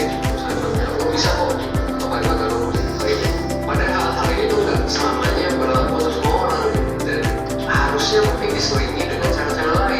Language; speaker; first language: Indonesian; native; Indonesian